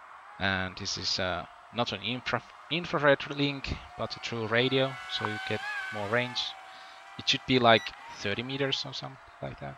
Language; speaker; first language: English; non-native, fluent; Finnish